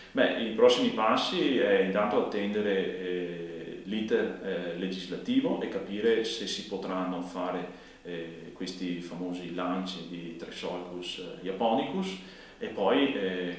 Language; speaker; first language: Italian; native; Italian